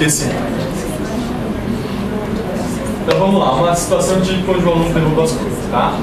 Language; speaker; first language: Portuguese; native; Portuguese